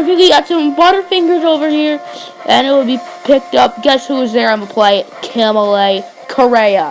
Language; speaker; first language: English; native; English